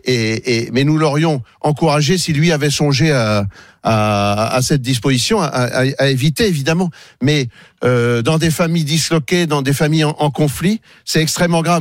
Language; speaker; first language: French; native; French